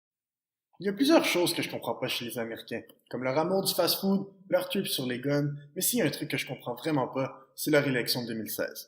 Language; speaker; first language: French; native; French